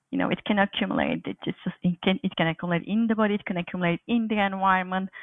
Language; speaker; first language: English; non-native, fluent; Turkish